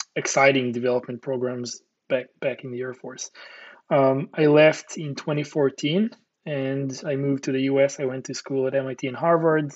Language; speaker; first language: English; non-native, fluent; Hebrew